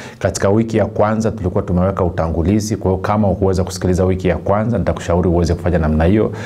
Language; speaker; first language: Swahili; native; Swahili